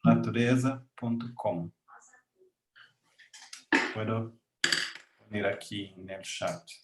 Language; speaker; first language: Spanish; non-native, learner; Portuguese